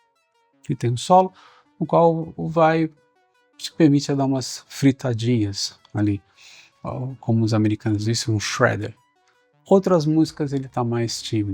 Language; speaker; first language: Portuguese; native; Portuguese